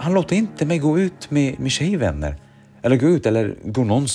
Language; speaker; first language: Swedish; early bilingual, other home language; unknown